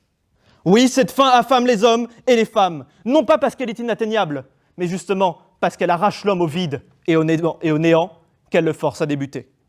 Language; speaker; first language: French; native; French